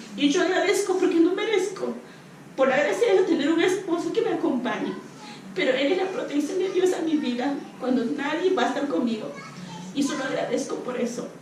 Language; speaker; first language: Spanish; non-native, local second language; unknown